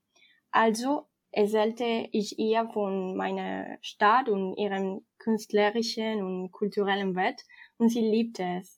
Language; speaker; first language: German; non-native, fluent; Spanish